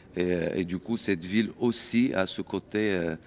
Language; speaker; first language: French; non-native, local second language; Arabic